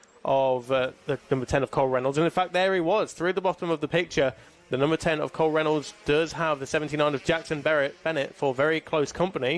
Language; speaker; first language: English; native; English